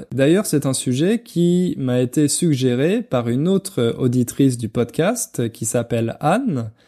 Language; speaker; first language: French; native; French